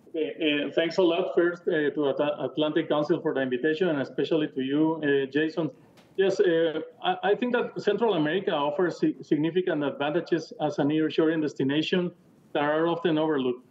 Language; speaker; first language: English; non-native, fluent; Spanish